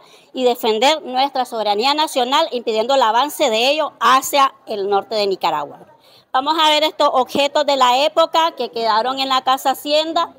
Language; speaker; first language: Spanish; native; Spanish